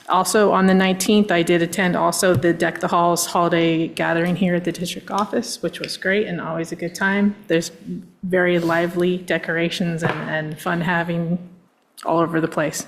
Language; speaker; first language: English; native; English